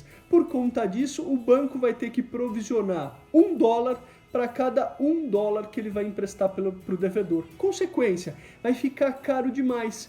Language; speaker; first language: Portuguese; native; Portuguese